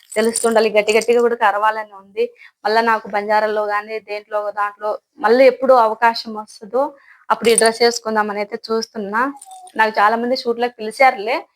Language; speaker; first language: Telugu; non-native, local second language; Lambadi